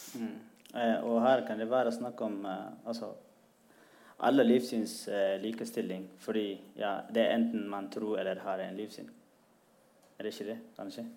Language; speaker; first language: Norwegian; non-native, fluent; Tigrinya